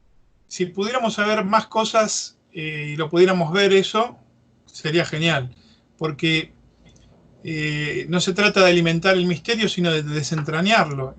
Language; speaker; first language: Spanish; native; Spanish